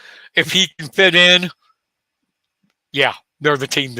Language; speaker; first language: English; native; English